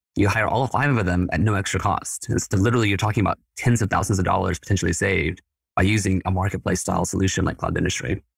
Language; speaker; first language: English; early bilingual, other home language; Spanish